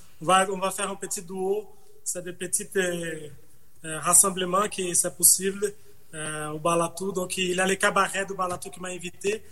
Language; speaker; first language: French; non-native, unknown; Portuguese